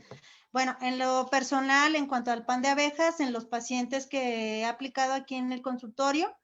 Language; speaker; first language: Spanish; native; Spanish